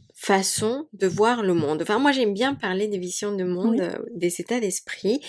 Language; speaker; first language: French; non-native, fluent; Spanish